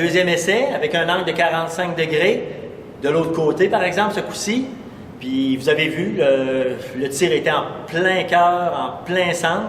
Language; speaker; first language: French; native; French